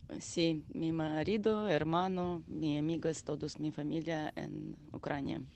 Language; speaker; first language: Spanish; non-native, learner; Ukrainian